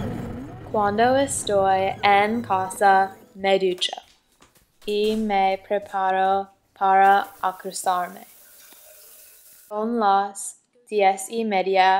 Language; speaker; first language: Spanish; non-native, learner; English